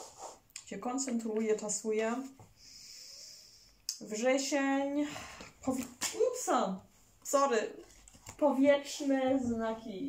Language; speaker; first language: Polish; early bilingual, heritage; German